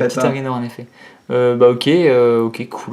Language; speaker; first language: French; native; French